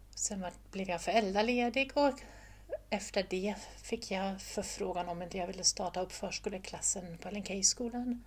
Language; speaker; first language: Swedish; non-native, fluent; German